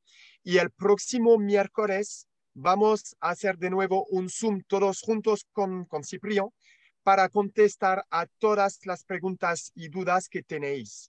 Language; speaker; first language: Spanish; non-native, learner; French